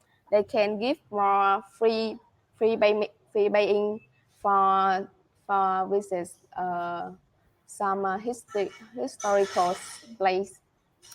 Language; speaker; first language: English; non-native, learner; Vietnamese